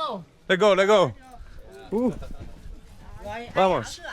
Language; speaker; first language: English; non-native, fluent; Greek